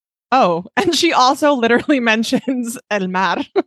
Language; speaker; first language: English; native; English